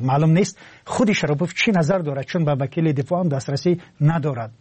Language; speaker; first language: Persian; native; Persian